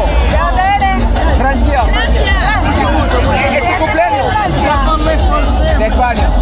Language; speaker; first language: Spanish; non-native, learner; French